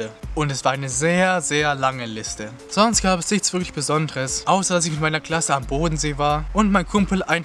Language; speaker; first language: German; native; German